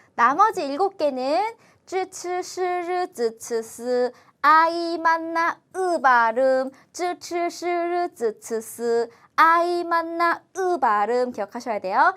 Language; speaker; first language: Korean; native; Korean